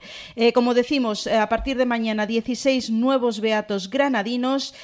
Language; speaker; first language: Spanish; native; Spanish